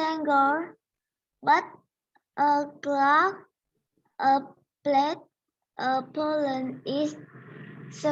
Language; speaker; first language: English; non-native, learner; Vietnamese